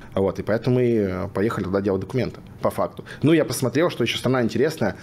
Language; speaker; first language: Russian; native; Russian